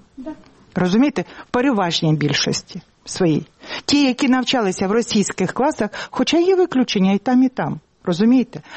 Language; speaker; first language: Ukrainian; native; Ukrainian